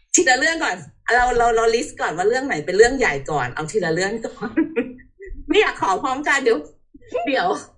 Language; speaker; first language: Thai; early bilingual, heritage; Thai